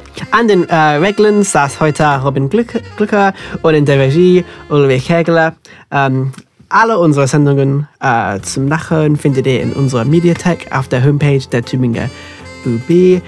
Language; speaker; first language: German; non-native, fluent; English